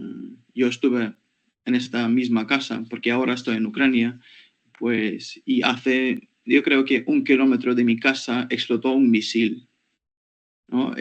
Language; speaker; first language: Spanish; non-native, fluent; Ukrainian